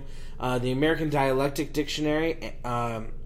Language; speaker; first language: English; native; English